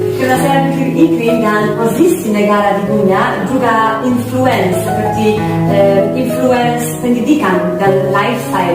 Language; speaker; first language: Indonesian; non-native, fluent; Polish